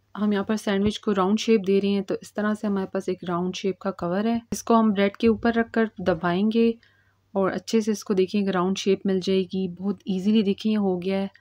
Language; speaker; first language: Urdu; native; Urdu